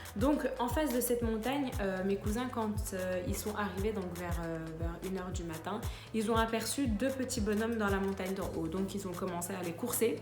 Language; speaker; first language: French; early bilingual, other home language; Arabic